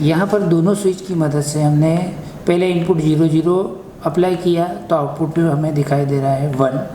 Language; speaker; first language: Hindi; native; Hindi